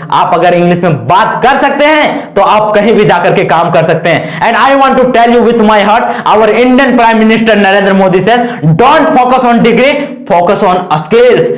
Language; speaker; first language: Hindi; native; Hindi